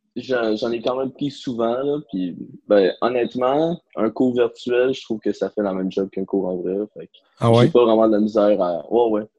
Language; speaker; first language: French; native; French